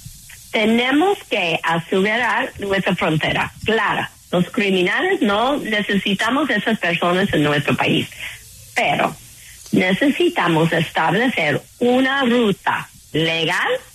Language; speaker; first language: Spanish; non-native, fluent; English